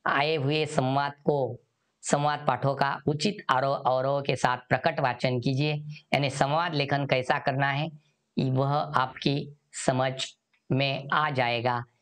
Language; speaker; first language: Hindi; non-native, local second language; Marathi